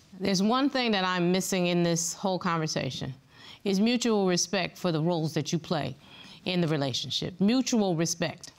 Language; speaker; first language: English; native; English